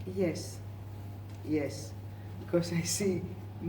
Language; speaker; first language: English; non-native, learner; Greek